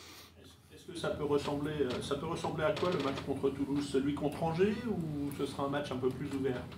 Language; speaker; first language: French; native; French